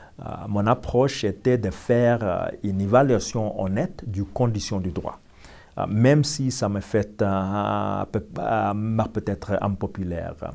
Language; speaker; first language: French; non-native, learner; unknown